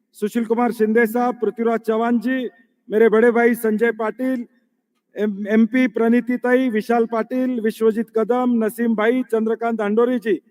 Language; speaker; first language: Hindi; non-native, local second language; Marathi